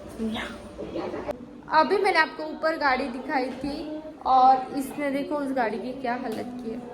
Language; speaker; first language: Hindi; non-native, local second language; Marathi